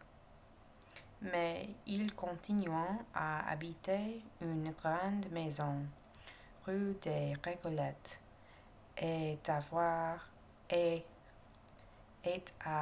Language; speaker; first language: French; non-native, learner; English